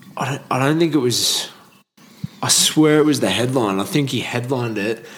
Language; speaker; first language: English; native; English